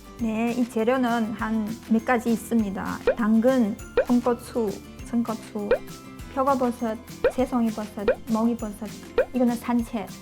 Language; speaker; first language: Korean; non-native, learner; Chinese